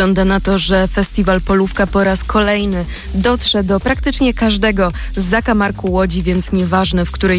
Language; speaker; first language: Polish; native; Polish